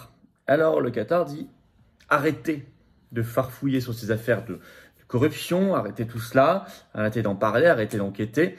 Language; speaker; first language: French; native; French